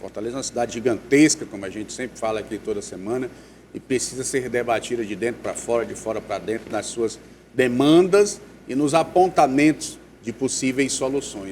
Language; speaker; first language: Portuguese; native; Portuguese